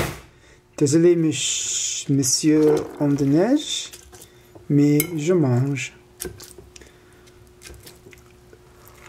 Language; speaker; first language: French; non-native, learner; English